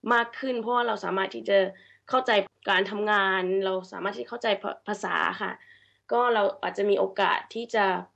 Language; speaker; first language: Thai; early bilingual, heritage; Thai